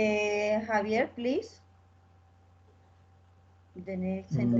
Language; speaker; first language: English; non-native, learner; Spanish